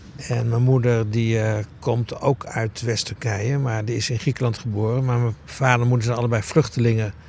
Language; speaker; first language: Dutch; early bilingual, other home language; Greek